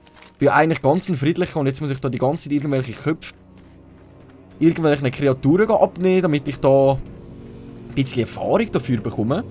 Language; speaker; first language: German; native; German